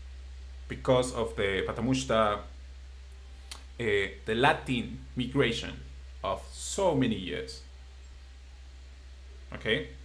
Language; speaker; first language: English; non-native, fluent; Spanish